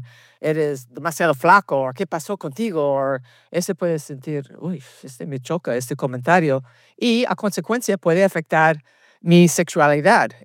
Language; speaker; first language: Spanish; early bilingual, heritage; Spanish